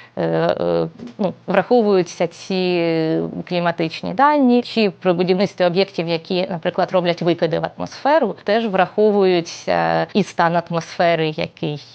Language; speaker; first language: Ukrainian; native; Ukrainian